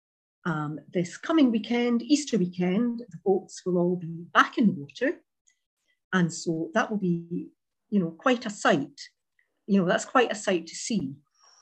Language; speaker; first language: English; native; English